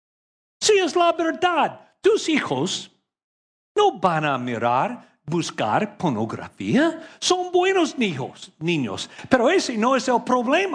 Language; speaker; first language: Spanish; non-native, learner; English